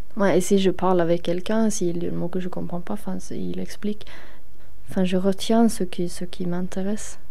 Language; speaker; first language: French; non-native, fluent; Swedish